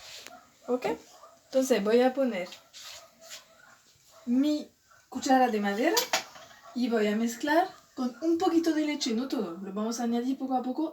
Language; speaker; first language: Spanish; non-native, fluent; French